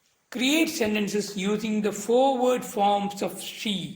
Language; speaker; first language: English; non-native, local second language; Malayalam